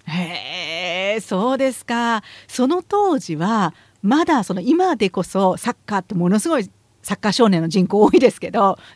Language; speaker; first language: Japanese; native; Japanese